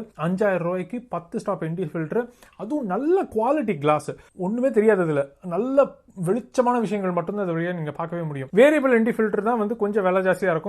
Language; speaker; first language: Tamil; native; Tamil